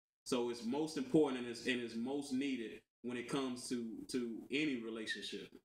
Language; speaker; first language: English; native; English